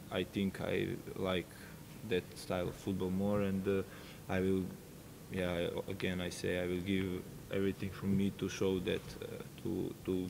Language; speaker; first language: English; non-native, fluent; Serbian